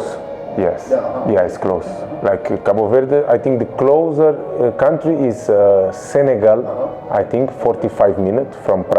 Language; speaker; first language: English; non-native, local second language; Kabuverdianu